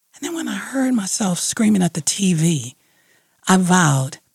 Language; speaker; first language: English; native; English